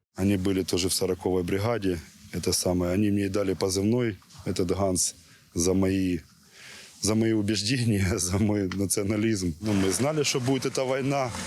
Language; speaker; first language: Ukrainian; non-native, local second language; Russian